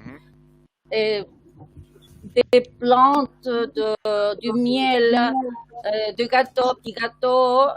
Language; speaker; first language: French; non-native, fluent; Spanish